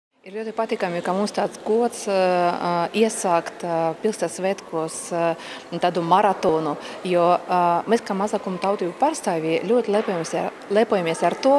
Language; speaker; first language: Latvian; non-native, local second language; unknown